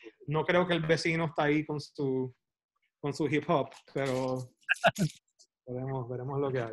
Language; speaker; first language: Spanish; early bilingual, heritage; Spanish